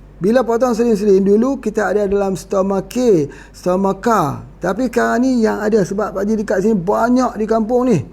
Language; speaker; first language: Malay; native; Malay